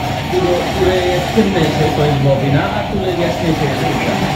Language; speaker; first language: Polish; non-native, learner; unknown